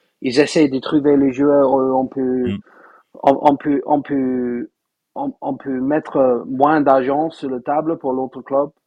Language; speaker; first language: French; non-native, fluent; English